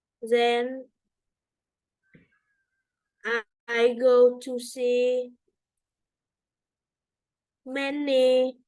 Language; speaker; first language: English; non-native, learner; Vietnamese